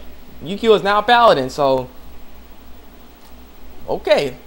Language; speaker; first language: English; native; English